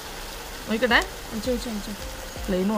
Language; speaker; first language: Malayalam; native; Malayalam